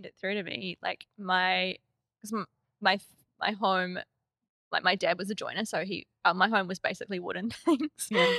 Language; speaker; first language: English; native; English